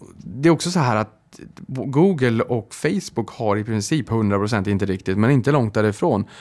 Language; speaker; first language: Swedish; native; Swedish